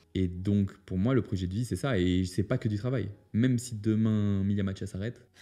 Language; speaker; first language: French; native; French